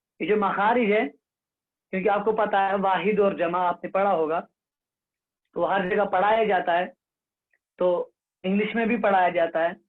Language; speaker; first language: Urdu; non-native, local second language; Kashmiri